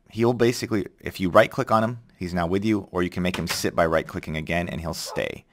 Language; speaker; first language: English; native; English